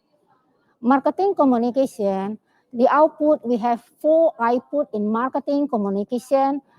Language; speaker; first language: English; non-native, learner; Indonesian